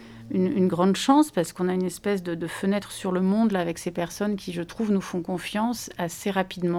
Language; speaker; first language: French; native; French